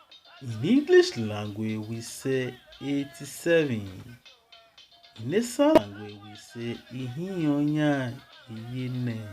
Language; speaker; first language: English; non-native, local second language; Esan